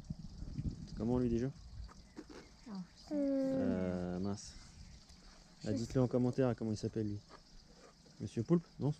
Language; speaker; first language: French; native; French